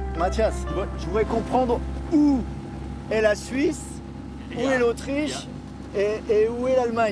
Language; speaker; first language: French; native; French